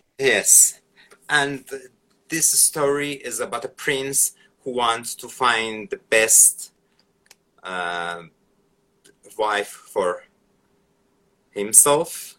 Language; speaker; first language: English; non-native, fluent; Persian